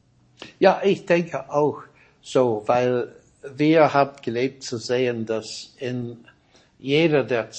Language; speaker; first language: German; non-native, fluent; English